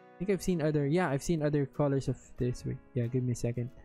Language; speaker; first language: English; non-native, local second language; Filipino